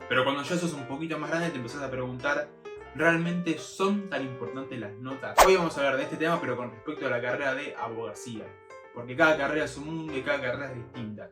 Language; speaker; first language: Spanish; native; Spanish